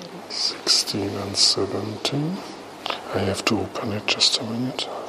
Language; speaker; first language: English; non-native, fluent; Hungarian